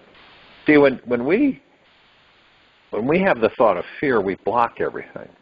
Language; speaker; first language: English; native; English